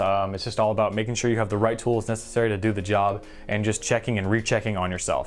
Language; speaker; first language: English; native; English